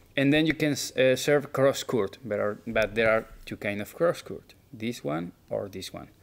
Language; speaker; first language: English; non-native, fluent; Spanish